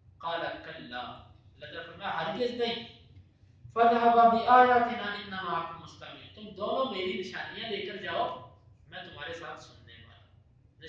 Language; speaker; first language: Urdu; non-native, local second language; Punjabi